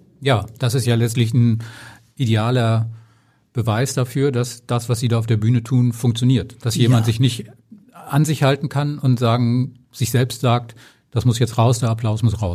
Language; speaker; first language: German; native; German